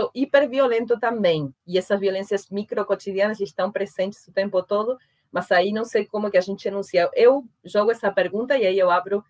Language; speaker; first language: Portuguese; non-native, fluent; Spanish